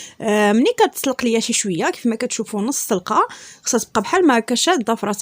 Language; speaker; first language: Arabic; native; Arabic